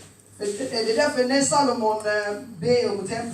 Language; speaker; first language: Swedish; non-native, fluent; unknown